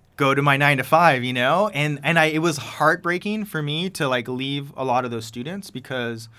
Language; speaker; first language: English; early bilingual, other home language; Spanish